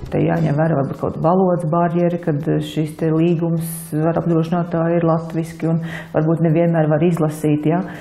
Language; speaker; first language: Latvian; non-native, local second language; Russian